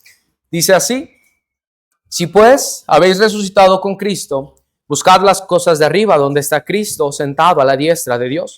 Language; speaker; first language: Spanish; native; Spanish